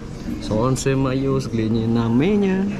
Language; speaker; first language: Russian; non-native, learner; Indonesian